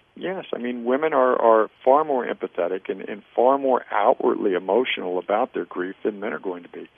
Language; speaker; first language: English; native; English